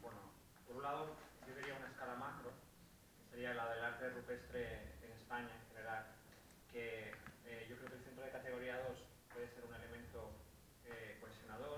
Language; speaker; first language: Spanish; native; Spanish